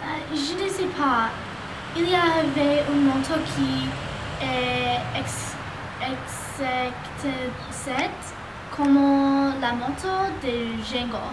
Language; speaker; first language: French; non-native, learner; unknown